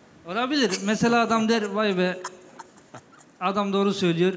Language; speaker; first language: Turkish; native; Turkish